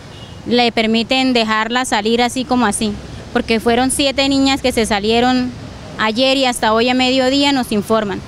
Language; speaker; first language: Spanish; native; Spanish